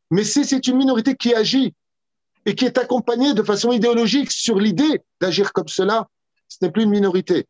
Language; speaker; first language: French; native; French